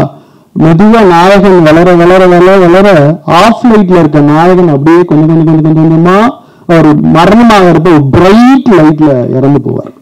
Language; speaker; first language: Tamil; native; Tamil